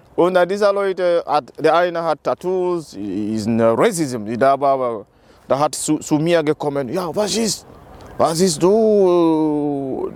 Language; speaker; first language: German; non-native, learner; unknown